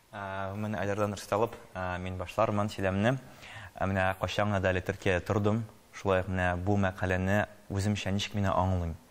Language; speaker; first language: Tatar; native; Tatar